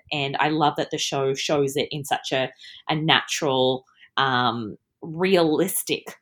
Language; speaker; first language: English; early bilingual, other home language; Italian